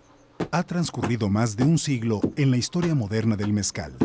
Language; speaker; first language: Spanish; native; Spanish